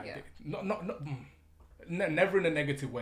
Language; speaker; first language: English; native; English